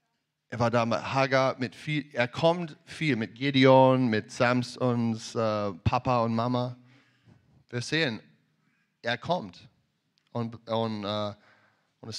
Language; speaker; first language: German; non-native, fluent; English